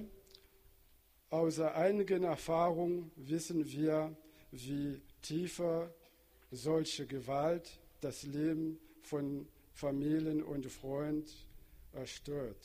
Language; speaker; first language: German; non-native, fluent; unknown